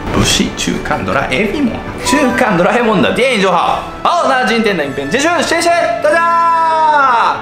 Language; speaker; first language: Chinese; non-native, fluent; Japanese